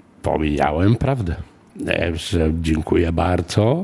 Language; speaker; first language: Polish; non-native, fluent; Spanish